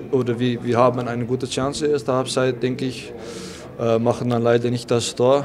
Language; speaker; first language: German; non-native, fluent; Dutch